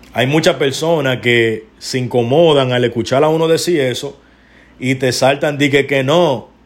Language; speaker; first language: Spanish; early bilingual, heritage; Spanish